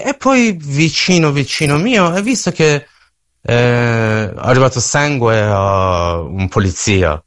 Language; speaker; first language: Italian; non-native, learner; Persian